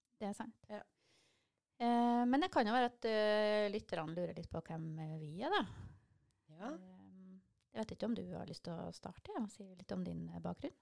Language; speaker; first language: Norwegian; native; Norwegian